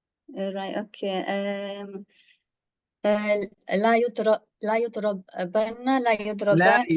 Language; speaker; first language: Arabic; non-native, learner; English